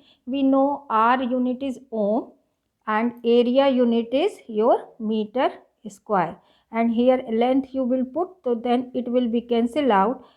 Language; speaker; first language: English; non-native, local second language; Hindi